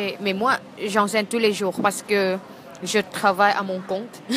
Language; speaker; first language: French; non-native, learner; Thai